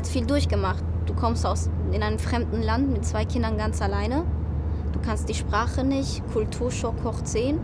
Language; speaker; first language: German; early bilingual, other home language; Persian